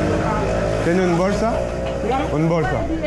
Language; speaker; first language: Spanish; non-native, learner; French